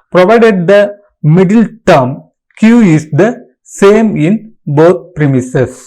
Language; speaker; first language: English; non-native, local second language; Tamil